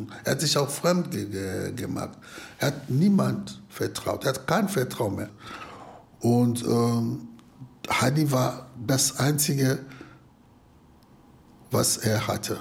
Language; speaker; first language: German; non-native, fluent; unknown